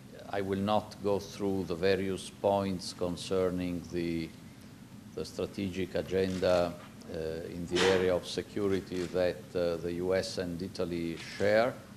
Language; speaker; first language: English; non-native, fluent; Italian